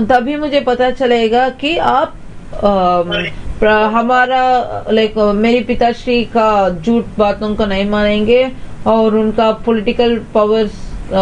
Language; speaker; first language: Hindi; non-native, local second language; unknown